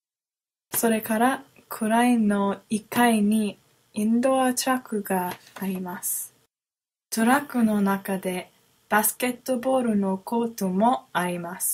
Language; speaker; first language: Japanese; non-native, learner; English